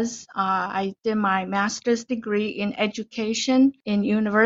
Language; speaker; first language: English; non-native, fluent; Chinese